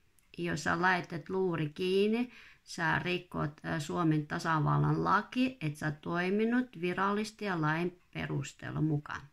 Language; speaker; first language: Finnish; non-native, fluent; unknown